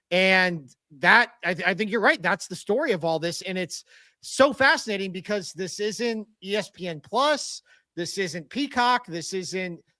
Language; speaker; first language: English; native; English